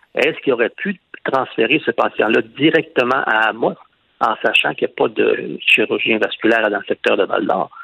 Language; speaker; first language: French; native; French